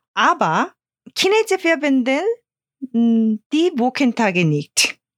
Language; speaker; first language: German; non-native, fluent; Korean